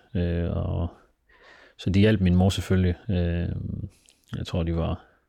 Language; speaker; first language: Danish; early bilingual, other home language; Somali